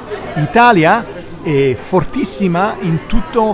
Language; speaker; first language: Italian; non-native, learner; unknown